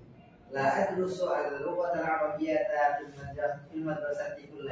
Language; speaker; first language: Arabic; non-native, learner; Indonesian